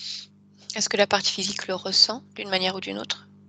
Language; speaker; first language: French; native; French